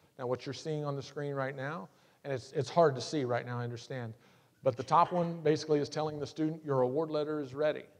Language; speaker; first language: English; native; English